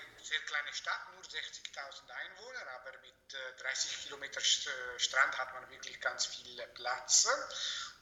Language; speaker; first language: German; non-native, fluent; Italian